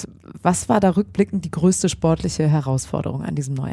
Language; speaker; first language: German; native; German